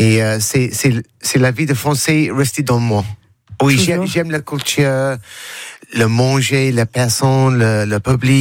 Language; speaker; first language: French; non-native, learner; English